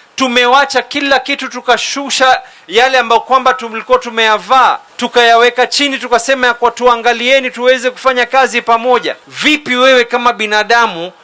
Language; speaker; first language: Swahili; native; Swahili